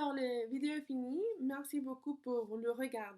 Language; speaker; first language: French; non-native, fluent; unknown